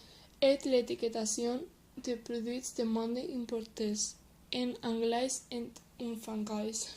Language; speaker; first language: French; non-native, learner; Spanish